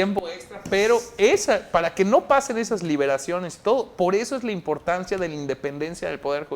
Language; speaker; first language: Spanish; native; Spanish